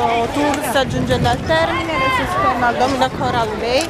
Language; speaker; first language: Italian; native; Italian